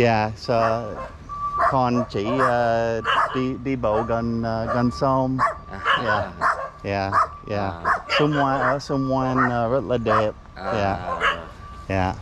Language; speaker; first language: Vietnamese; non-native, learner; English